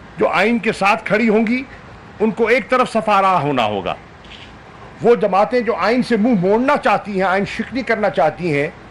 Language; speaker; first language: Urdu; non-native, local second language; Saraiki